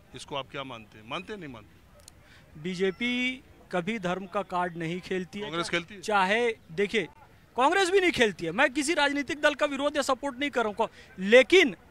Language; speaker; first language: Hindi; native; Hindi